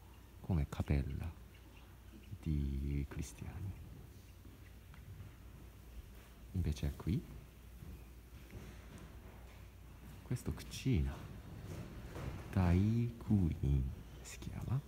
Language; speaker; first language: Italian; non-native, learner; Japanese